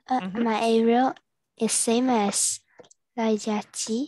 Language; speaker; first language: English; non-native, learner; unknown